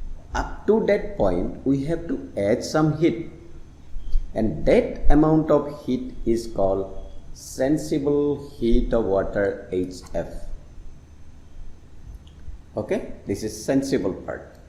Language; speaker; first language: English; non-native, local second language; Assamese